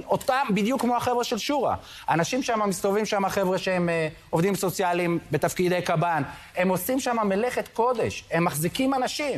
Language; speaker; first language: Hebrew; native; Hebrew